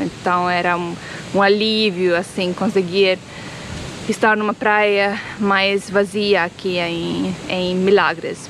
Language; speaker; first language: Portuguese; non-native, fluent; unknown